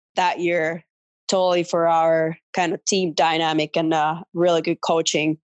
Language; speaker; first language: English; non-native, fluent; Finnish